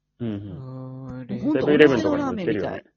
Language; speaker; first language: Japanese; native; Japanese